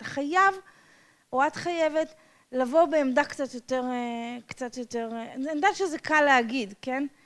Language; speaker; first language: Hebrew; non-native, fluent; English